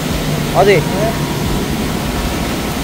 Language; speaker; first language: Korean; non-native, learner; Nepali